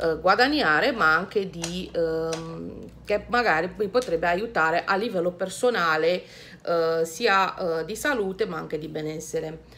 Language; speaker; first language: Italian; non-native, fluent; Romanian